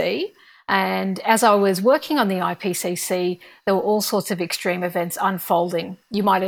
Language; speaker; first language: English; native; English